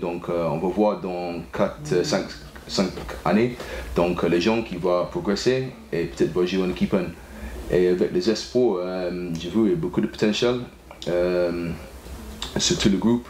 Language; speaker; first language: French; non-native, fluent; English